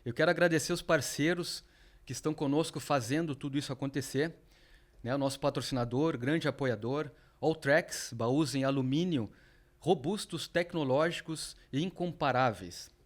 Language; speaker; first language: Portuguese; native; Portuguese